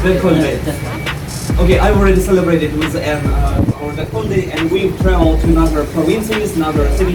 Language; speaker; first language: English; non-native, learner; Russian